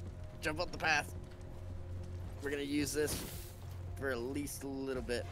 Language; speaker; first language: English; native; English